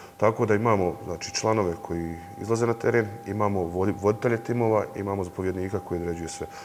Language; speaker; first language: Croatian; native; Croatian